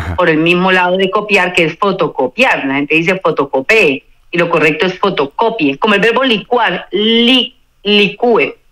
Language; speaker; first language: Spanish; native; Spanish